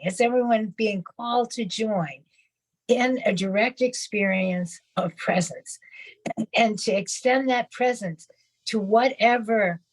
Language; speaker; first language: English; native; English